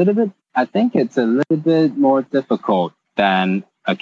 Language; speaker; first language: English; non-native, local second language; Cantonese